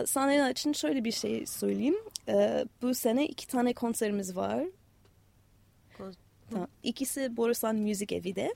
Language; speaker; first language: Turkish; non-native, fluent; English